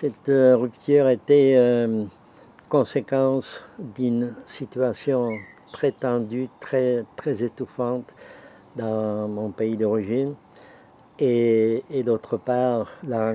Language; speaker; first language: French; non-native, fluent; Czech